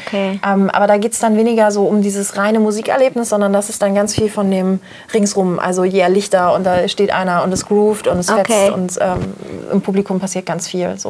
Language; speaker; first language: German; native; German